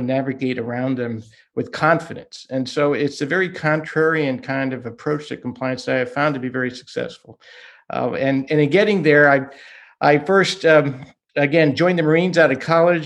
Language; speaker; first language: English; early bilingual, other home language; Hungarian